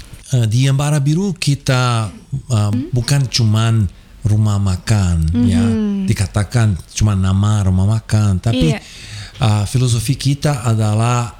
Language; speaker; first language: Indonesian; non-native, fluent; Portuguese